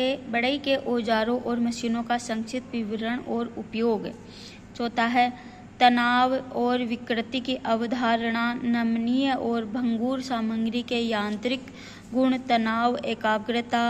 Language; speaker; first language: Hindi; native; Hindi